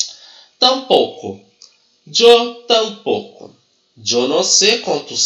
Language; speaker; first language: Spanish; non-native, fluent; Portuguese